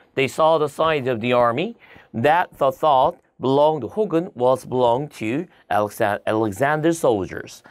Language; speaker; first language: English; non-native, fluent; Korean